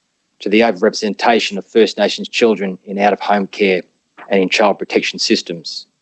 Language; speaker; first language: English; native; English